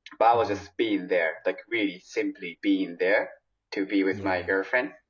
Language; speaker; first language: English; non-native, fluent; Japanese